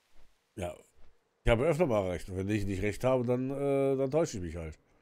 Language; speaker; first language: German; native; German